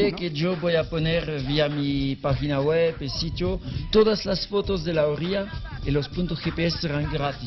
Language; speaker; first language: Spanish; non-native, learner; French